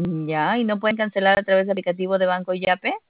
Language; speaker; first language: Spanish; native; Spanish